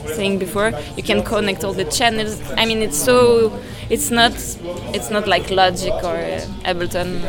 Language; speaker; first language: English; non-native, fluent; French